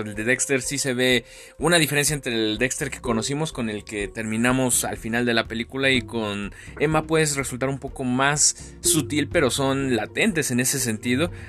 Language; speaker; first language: Spanish; native; Spanish